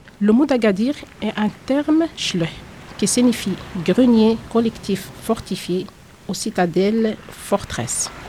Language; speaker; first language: French; non-native, local second language; Tachelhit